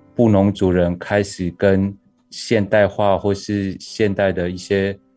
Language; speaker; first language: Chinese; non-native, local second language; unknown